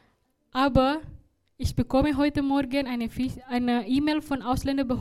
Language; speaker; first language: German; non-native, learner; Indonesian